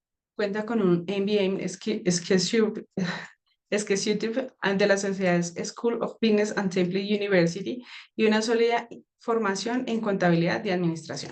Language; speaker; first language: Spanish; native; Spanish